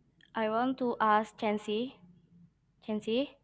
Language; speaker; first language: English; non-native, learner; Indonesian